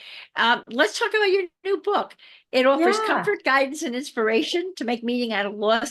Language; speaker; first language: English; native; English